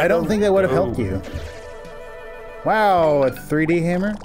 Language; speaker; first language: English; native; English